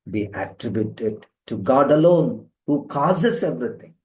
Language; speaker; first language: English; non-native, local second language; Telugu